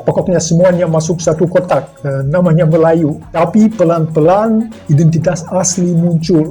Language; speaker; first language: Indonesian; non-native, fluent; Russian